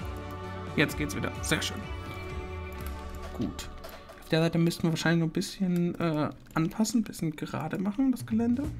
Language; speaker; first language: German; native; German